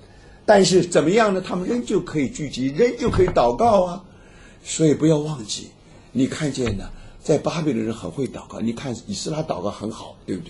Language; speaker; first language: Chinese; native; Chinese